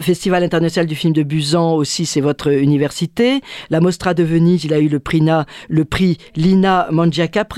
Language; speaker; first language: French; native; French